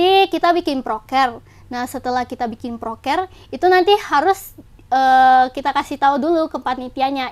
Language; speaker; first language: Indonesian; native; Indonesian